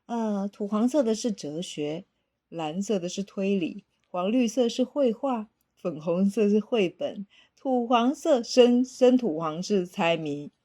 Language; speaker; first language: Chinese; native; Chinese